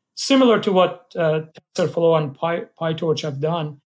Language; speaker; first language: English; non-native, fluent; Persian